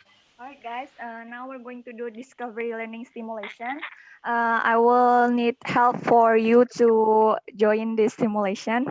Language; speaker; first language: English; non-native, learner; Indonesian